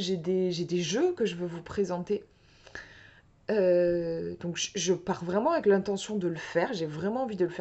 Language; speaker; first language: French; native; French